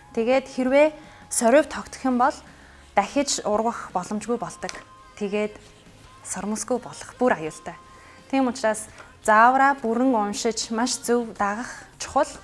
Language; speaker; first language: Mongolian; non-native, fluent; English